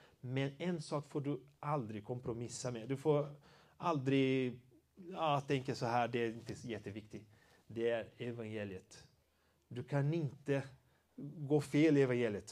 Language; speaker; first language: Swedish; non-native, fluent; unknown